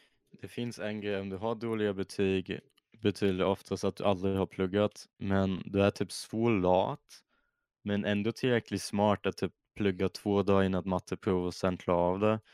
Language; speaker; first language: Swedish; native; Swedish